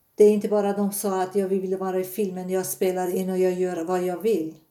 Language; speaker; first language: Swedish; non-native, fluent; Persian